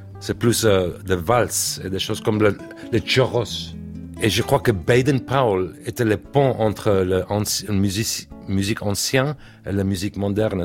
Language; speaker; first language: French; non-native, learner; English